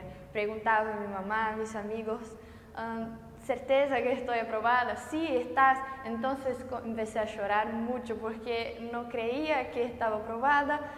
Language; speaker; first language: Spanish; non-native, fluent; Portuguese